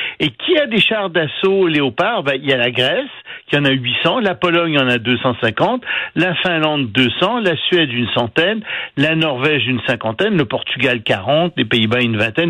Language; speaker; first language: French; native; French